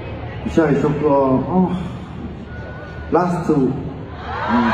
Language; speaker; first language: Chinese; non-native, learner; Korean